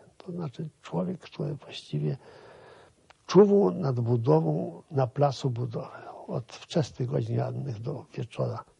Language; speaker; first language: Polish; native; Polish